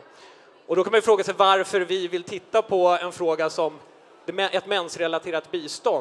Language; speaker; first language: Swedish; native; Swedish